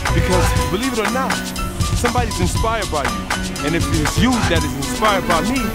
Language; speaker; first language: English; native; English